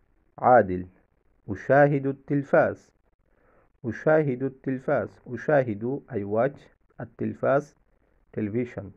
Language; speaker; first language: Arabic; non-native, fluent; Bangla